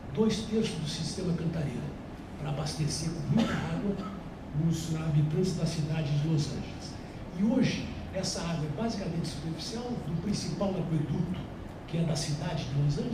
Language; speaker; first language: Portuguese; native; Portuguese